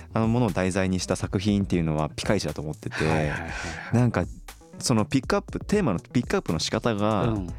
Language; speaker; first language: Japanese; early bilingual, other home language; Korean